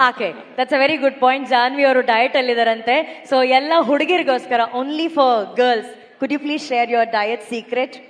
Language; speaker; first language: Kannada; native; Kannada